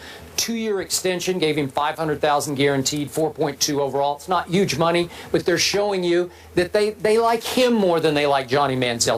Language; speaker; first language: English; native; English